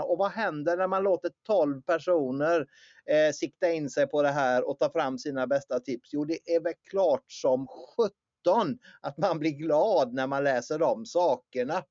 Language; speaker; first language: Swedish; native; Swedish